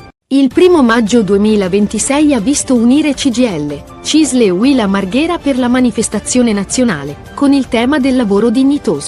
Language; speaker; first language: Italian; native; Italian